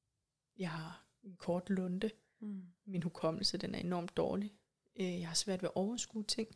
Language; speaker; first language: Danish; native; Danish